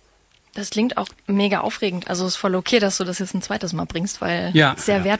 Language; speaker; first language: German; native; German